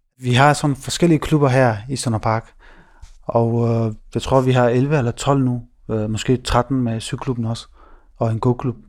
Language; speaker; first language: Danish; early bilingual, other home language; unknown